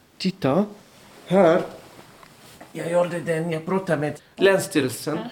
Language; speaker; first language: Swedish; non-native, learner; Arabic